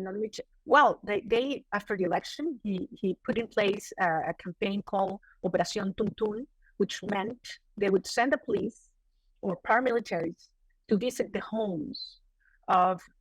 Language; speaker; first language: English; non-native, fluent; Spanish